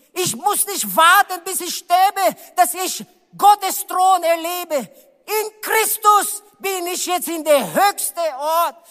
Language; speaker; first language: German; non-native, learner; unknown